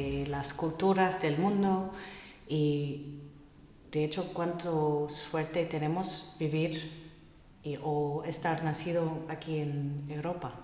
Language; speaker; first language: Spanish; non-native, fluent; English